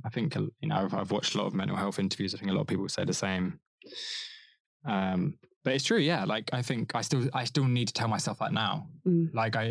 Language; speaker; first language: English; native; English